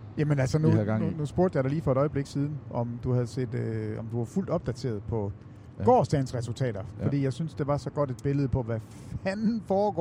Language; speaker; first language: Danish; native; Danish